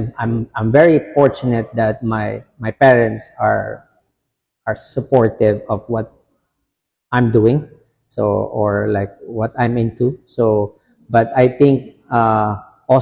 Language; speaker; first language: English; non-native, local second language; Filipino